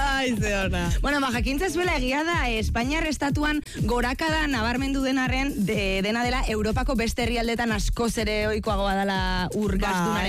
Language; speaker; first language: Basque; native; Basque